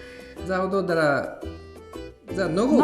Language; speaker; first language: Mongolian; non-native, fluent; Japanese